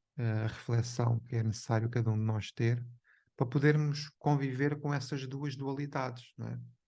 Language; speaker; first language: Portuguese; native; Portuguese